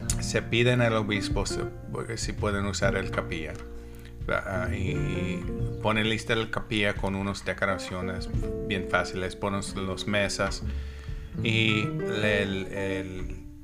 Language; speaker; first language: Spanish; non-native, learner; English